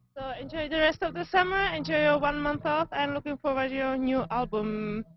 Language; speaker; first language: English; non-native, fluent; Czech